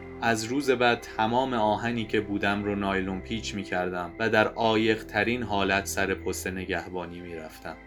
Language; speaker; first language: Persian; native; Persian